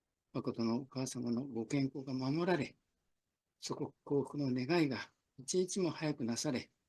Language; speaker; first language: Japanese; native; Japanese